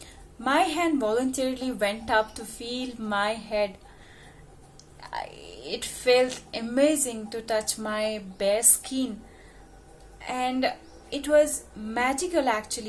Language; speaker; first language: English; non-native, local second language; Hindi